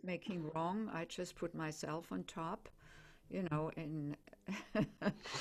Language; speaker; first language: English; non-native, fluent; German